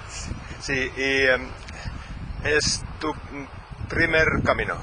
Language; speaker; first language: Spanish; non-native, learner; Finnish